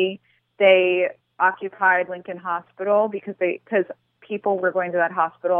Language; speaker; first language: English; native; English